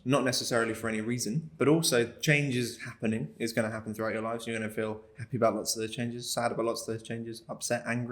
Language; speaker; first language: English; native; English